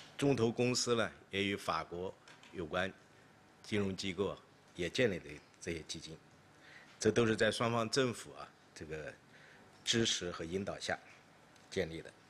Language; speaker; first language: Chinese; native; Chinese